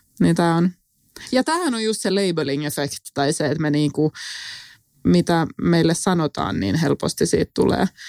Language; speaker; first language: Finnish; non-native, local second language; Swedish